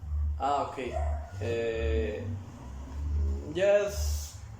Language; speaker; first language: English; non-native, learner; Spanish